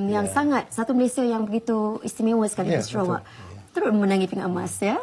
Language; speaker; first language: Malay; native; Malay